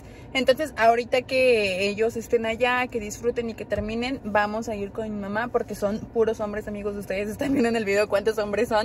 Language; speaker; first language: Spanish; native; Spanish